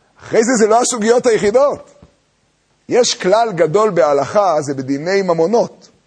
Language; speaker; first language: Hebrew; native; Hebrew